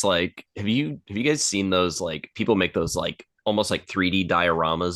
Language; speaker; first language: English; native; English